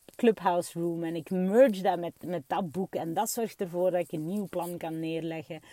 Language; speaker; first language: Dutch; early bilingual, other home language; Russian